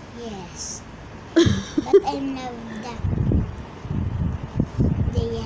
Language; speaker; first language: English; non-native, learner; Filipino